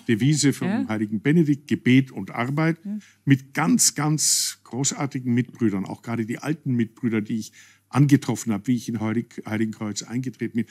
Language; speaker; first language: German; native; German